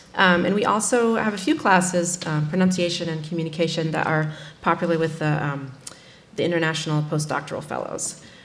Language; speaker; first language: English; native; English